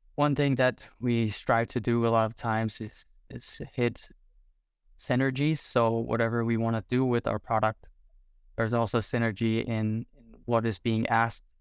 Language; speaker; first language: English; non-native, fluent; Portuguese